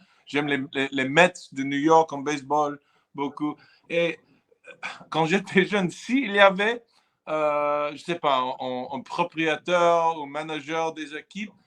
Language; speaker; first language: French; non-native, fluent; English